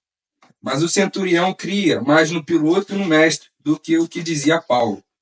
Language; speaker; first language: Portuguese; native; Portuguese